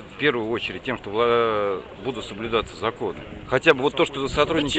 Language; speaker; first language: Russian; native; Russian